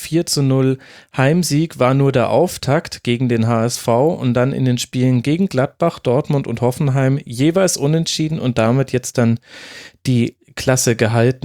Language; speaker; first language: German; native; German